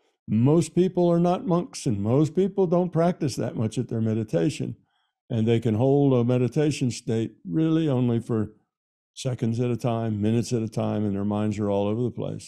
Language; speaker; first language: English; native; English